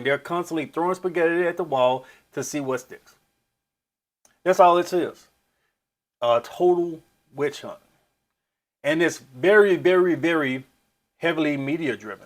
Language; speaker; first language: English; native; English